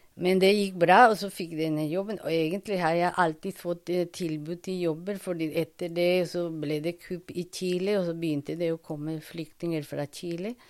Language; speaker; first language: Norwegian; non-native, fluent; Spanish